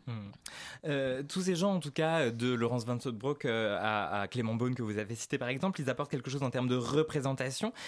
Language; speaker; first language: French; native; French